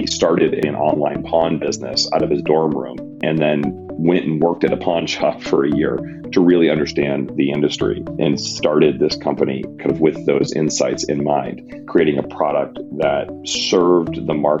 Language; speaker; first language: English; native; English